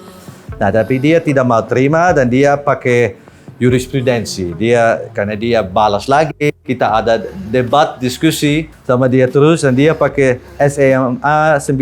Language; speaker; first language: Indonesian; non-native, learner; Dutch